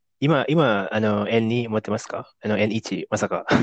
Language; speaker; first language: Japanese; non-native, fluent; Indonesian